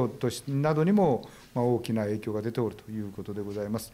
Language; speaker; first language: Japanese; native; Japanese